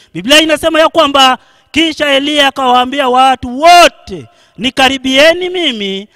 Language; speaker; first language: Swahili; non-native, local second language; Luo (Kenya and Tanzania)